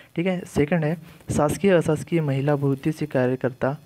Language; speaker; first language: Hindi; native; Hindi